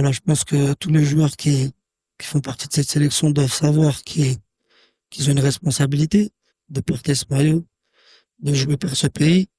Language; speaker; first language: French; native; French